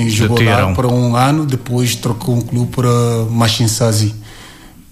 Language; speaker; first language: Portuguese; non-native, learner; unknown